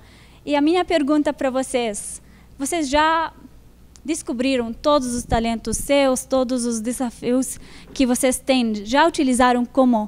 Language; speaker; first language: Portuguese; non-native, fluent; Arabic